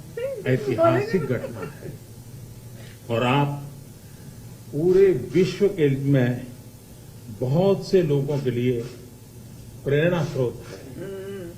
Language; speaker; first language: Hindi; native; Hindi